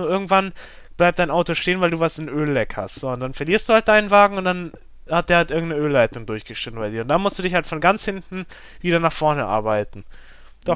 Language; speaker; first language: German; native; German